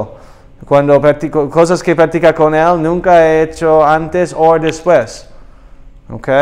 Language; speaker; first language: Spanish; non-native, learner; English